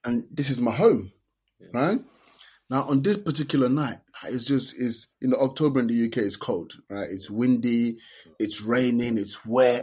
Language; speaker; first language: English; non-native, local second language; Yoruba